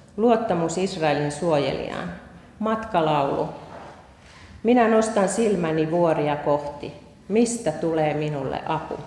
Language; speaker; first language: Finnish; native; Finnish